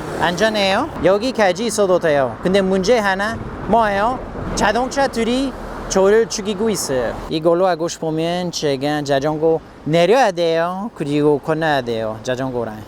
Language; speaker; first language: Korean; non-native, learner; English